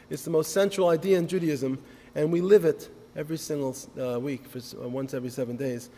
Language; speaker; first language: English; native; English